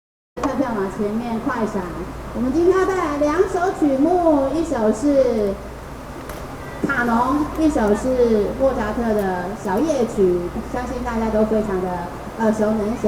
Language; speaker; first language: Chinese; native; Chinese